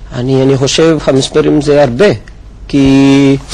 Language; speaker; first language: Hebrew; non-native, learner; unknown